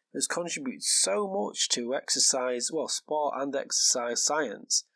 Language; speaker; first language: English; native; English